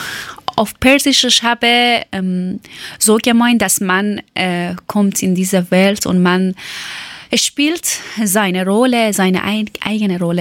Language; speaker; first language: German; non-native, learner; Persian